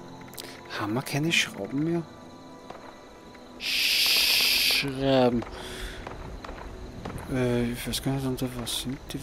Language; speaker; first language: German; native; German